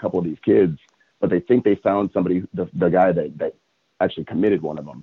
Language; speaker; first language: English; native; English